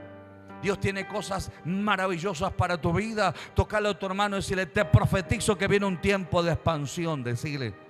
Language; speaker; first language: Spanish; native; Spanish